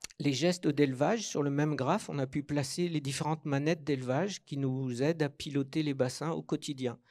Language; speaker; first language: French; native; French